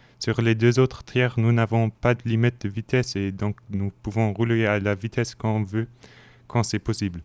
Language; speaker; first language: French; non-native, fluent; German